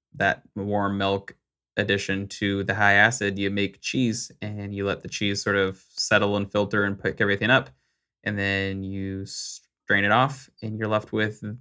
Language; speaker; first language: English; native; English